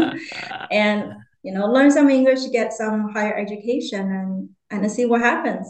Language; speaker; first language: English; non-native, fluent; Chinese